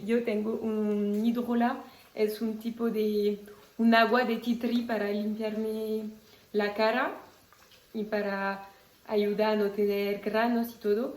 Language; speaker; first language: Spanish; non-native, fluent; French